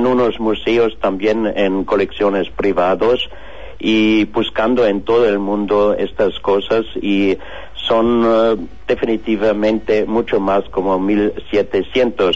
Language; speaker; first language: Spanish; non-native, learner; German